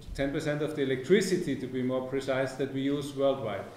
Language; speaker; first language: English; non-native, fluent; German